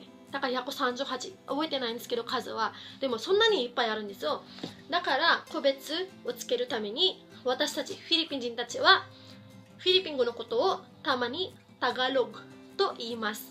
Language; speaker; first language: Japanese; non-native, fluent; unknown